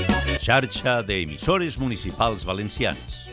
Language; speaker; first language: Catalan; native; Catalan